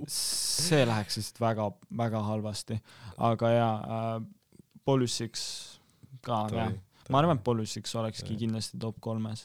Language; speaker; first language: Estonian; native; Estonian